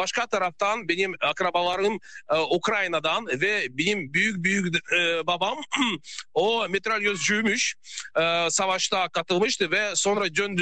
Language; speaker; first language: Turkish; non-native, learner; Russian